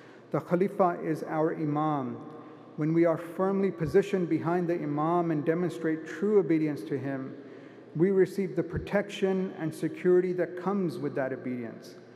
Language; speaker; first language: English; native; English